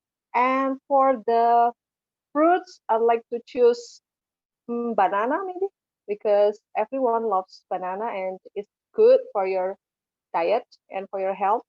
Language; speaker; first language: English; non-native, fluent; Indonesian